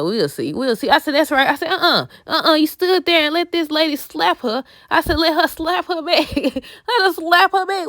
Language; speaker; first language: English; native; English